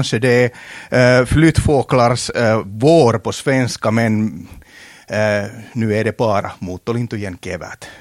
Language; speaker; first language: Swedish; non-native, local second language; Finnish